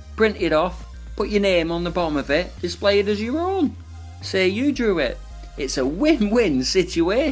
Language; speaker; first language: English; native; English